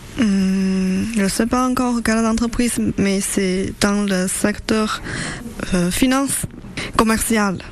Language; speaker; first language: French; non-native, learner; Chinese